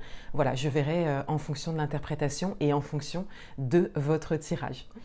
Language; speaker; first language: French; native; French